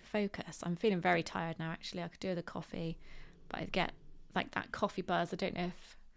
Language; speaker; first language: English; native; English